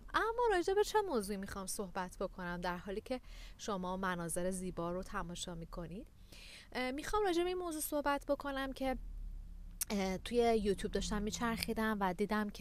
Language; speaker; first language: Persian; native; Persian